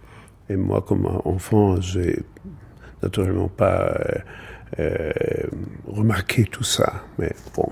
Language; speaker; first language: French; non-native, fluent; German